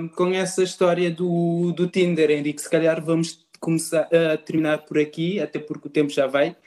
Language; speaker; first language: Portuguese; non-native, local second language; Kabuverdianu